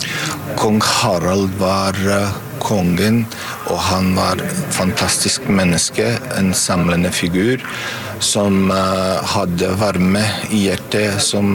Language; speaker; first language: Norwegian; non-native, fluent; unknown